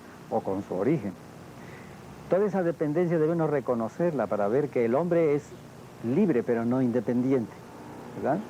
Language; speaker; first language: Spanish; native; Spanish